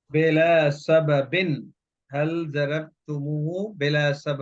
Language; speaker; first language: Arabic; non-native, fluent; Urdu